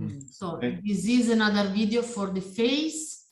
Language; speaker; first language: English; non-native, learner; Italian